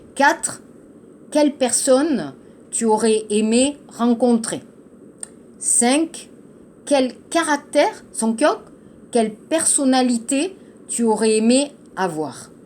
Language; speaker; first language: French; native; French